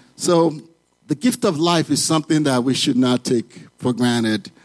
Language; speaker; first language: English; non-native, local second language; Yoruba